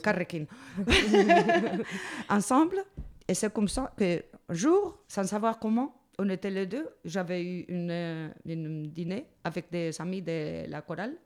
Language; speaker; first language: French; non-native, learner; Spanish